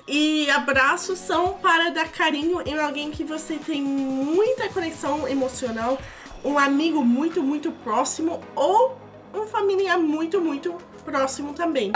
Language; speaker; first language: Portuguese; non-native, fluent; English